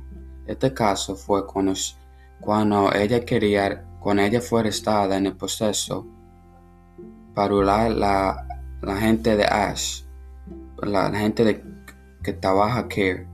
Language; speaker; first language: Spanish; non-native, learner; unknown